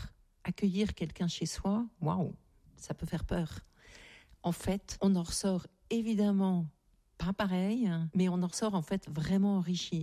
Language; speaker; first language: French; native; French